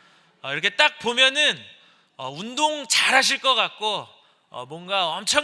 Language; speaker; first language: Korean; native; Korean